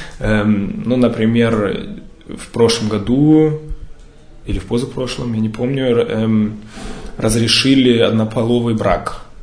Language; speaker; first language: Russian; early bilingual, heritage; Russian